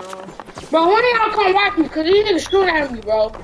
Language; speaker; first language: English; native; English